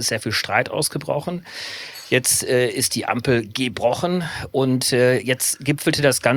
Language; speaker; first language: German; native; German